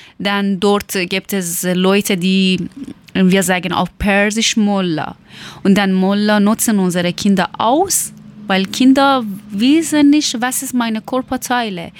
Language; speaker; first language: German; non-native, learner; Persian